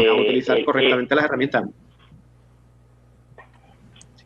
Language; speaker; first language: Spanish; native; Spanish